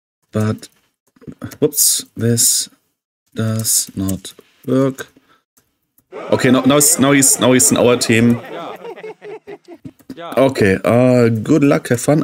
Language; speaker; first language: English; non-native, fluent; German